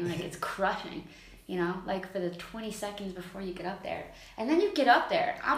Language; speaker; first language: English; native; English